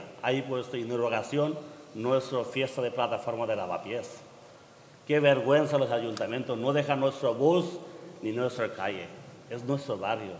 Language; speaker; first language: Spanish; non-native, learner; Bangla